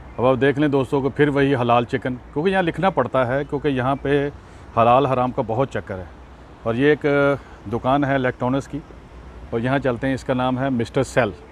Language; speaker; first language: Urdu; non-native, local second language; Punjabi